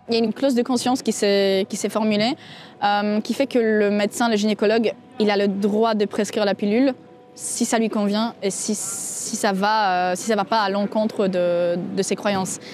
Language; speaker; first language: French; non-native, fluent; Polish